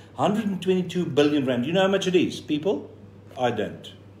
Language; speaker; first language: English; non-native, local second language; Afrikaans